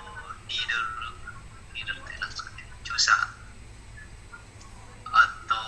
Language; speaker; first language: Japanese; non-native, learner; Indonesian